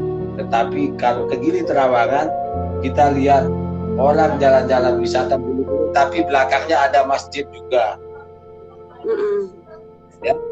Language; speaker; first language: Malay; non-native, local second language; Sasak